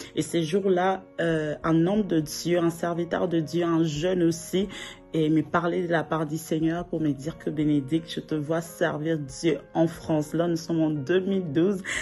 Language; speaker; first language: French; non-native, local second language; Lingala